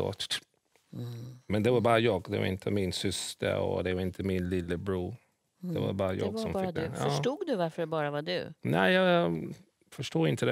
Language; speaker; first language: Swedish; early bilingual, other home language; English